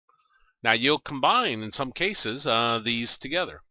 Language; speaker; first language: English; native; English